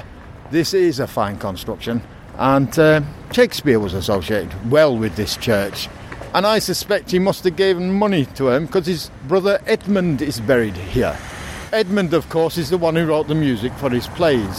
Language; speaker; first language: English; native; English